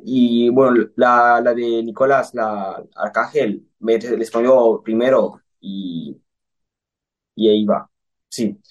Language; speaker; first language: Spanish; early bilingual, heritage; Spanish